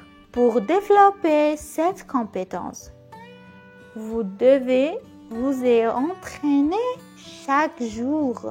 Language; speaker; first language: French; non-native, local second language; Arabic